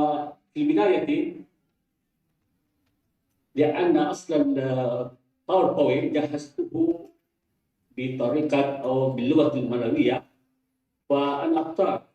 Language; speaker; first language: Arabic; non-native, fluent; Indonesian